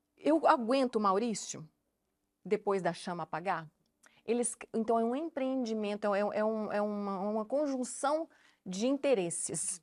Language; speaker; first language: Portuguese; native; Portuguese